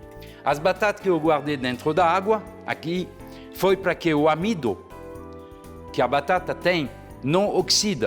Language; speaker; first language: Portuguese; non-native, fluent; French